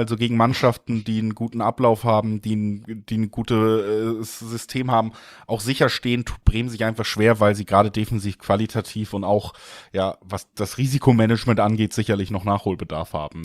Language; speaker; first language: German; native; German